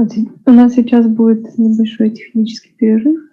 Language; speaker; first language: Russian; native; Russian